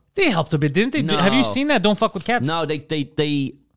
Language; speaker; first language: English; native; English